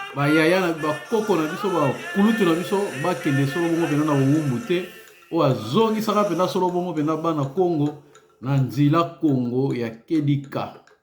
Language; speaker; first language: Lingala; non-native, local second language; Kongo